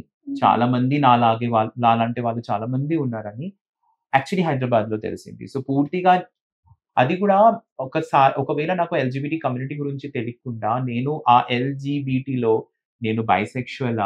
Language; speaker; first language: Telugu; non-native, fluent; Bangla